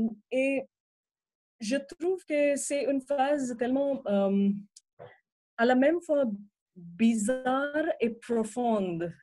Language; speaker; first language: French; non-native, fluent; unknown